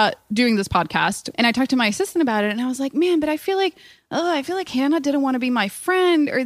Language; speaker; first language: English; non-native, fluent; Swedish